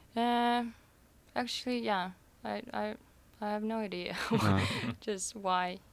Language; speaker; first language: English; non-native, fluent; Russian